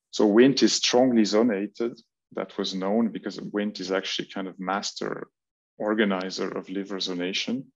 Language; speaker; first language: English; non-native, fluent; French